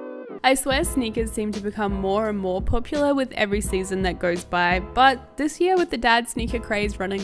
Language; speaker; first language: English; native; English